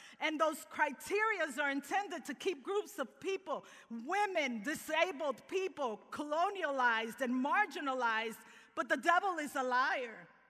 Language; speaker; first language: English; early bilingual, other home language; Spanish